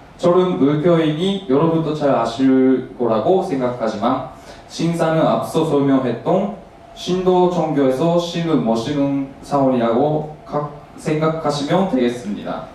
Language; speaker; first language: Korean; non-native, learner; Japanese